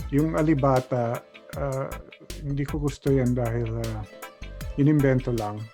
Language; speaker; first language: Filipino; non-native, fluent; English